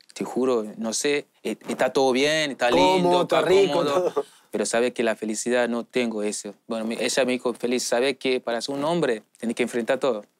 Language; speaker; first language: Spanish; non-native, learner; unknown